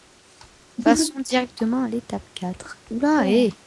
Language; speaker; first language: French; native; French